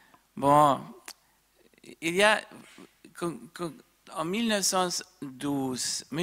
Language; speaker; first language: French; non-native, fluent; German